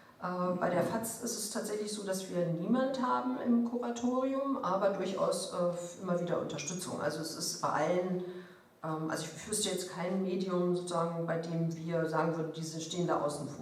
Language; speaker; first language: German; native; German